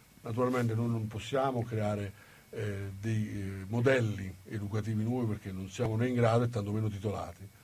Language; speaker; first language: Italian; native; Italian